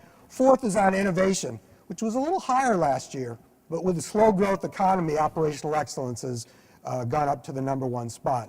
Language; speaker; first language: English; native; English